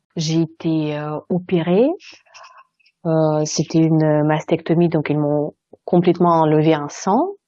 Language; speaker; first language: French; non-native, fluent; Russian